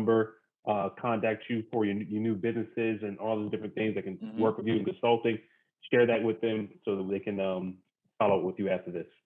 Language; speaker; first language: English; native; English